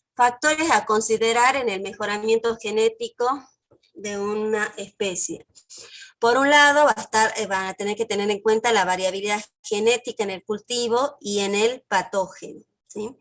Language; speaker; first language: Spanish; native; Spanish